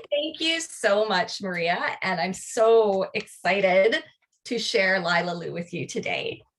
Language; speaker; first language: English; native; English